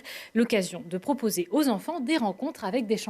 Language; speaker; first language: French; native; French